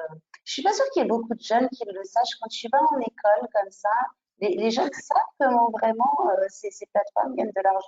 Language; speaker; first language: French; native; French